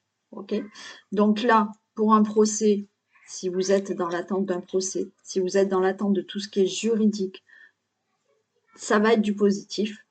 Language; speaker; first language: French; native; French